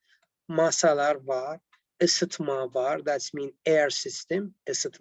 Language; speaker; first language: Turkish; non-native, learner; Arabic